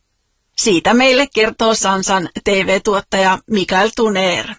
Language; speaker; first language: Finnish; native; Finnish